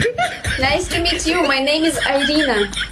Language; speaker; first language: English; non-native, learner; Russian